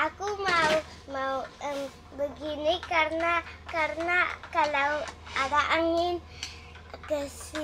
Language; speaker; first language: Indonesian; early bilingual, heritage; Indonesian